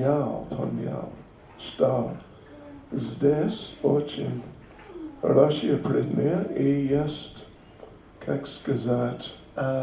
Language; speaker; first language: Russian; non-native, learner; English